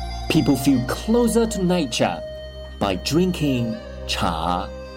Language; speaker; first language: English; non-native, fluent; Chinese